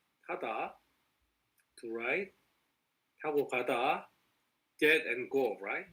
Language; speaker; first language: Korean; non-native, fluent; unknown